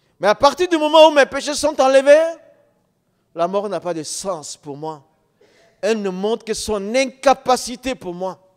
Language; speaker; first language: French; non-native, local second language; Dyula